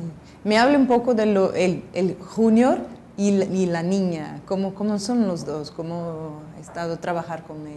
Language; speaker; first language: Spanish; non-native, fluent; Portuguese